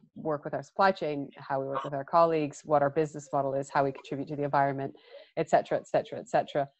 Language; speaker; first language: English; native; English